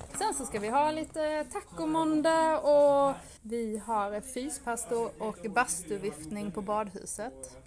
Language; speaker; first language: Swedish; native; Swedish